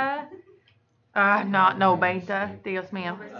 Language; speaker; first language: Spanish; non-native, fluent; English